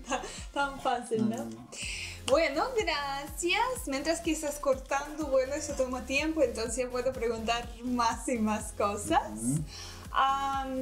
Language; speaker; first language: Spanish; non-native, learner; Russian